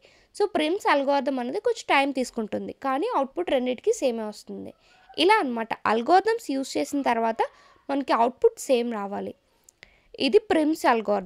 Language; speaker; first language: Telugu; native; Telugu